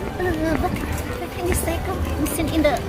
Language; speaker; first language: Dutch; non-native, learner; Thai